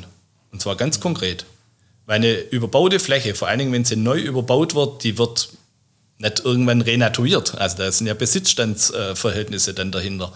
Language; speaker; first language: German; native; German